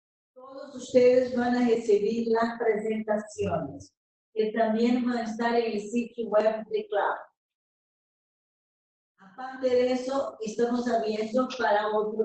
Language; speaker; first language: Spanish; non-native, fluent; Portuguese